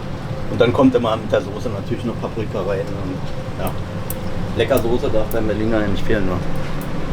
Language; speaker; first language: German; native; German